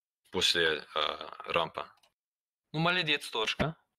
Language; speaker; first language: Russian; non-native, learner; English